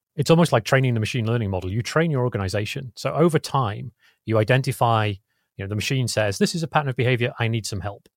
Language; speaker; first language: English; native; English